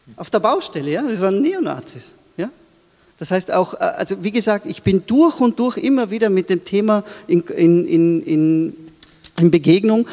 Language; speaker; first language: German; early bilingual, other home language; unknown